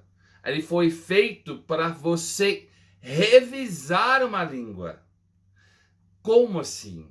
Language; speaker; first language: Portuguese; non-native, fluent; English